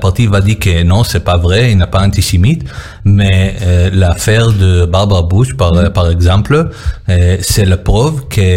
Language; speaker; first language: French; non-native, learner; Hebrew